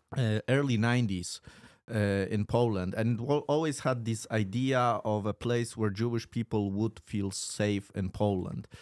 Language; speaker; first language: English; non-native, fluent; Polish